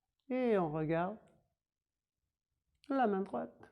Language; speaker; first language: French; non-native, fluent; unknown